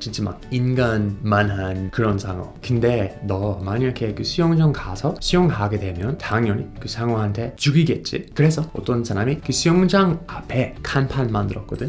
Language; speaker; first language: Korean; non-native, learner; English